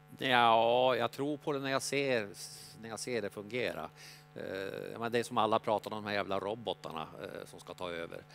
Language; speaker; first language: Swedish; native; Swedish